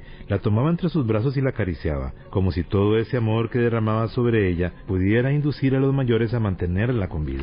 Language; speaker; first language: Spanish; native; Spanish